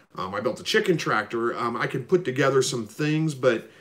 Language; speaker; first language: English; native; English